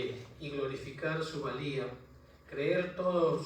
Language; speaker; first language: Spanish; native; Spanish